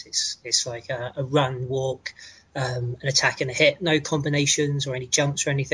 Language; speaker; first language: English; native; English